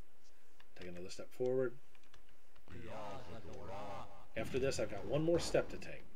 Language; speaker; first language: English; native; English